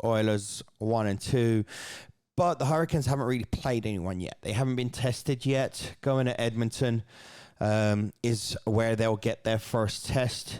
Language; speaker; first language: English; native; English